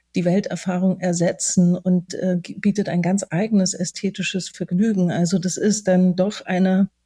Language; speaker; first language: German; native; German